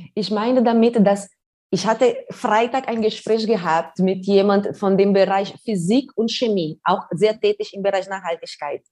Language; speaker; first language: German; non-native, fluent; Portuguese